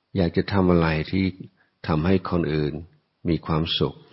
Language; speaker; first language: Thai; non-native, fluent; English